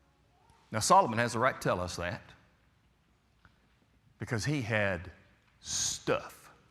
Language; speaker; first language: English; native; English